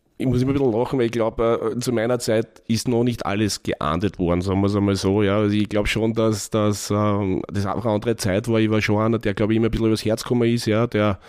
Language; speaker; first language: German; native; German